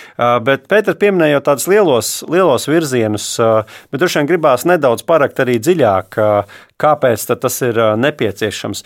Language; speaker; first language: Latvian; native; Latvian